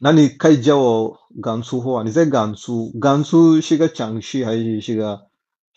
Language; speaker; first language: Chinese; non-native, learner; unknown